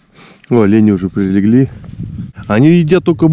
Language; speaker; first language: Russian; native; Russian